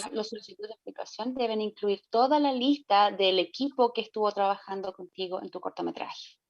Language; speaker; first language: Spanish; native; Spanish